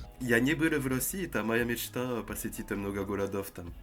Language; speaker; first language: Russian; non-native, learner; French